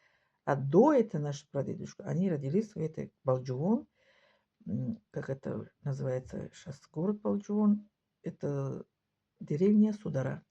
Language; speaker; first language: Russian; non-native, local second language; Tajik